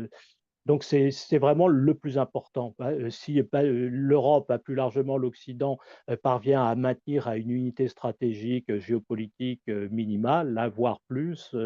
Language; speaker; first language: French; native; French